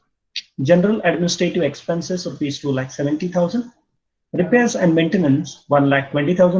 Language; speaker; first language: English; non-native, local second language; Marathi